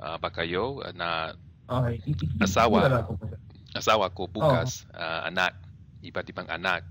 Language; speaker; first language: Filipino; non-native, learner; English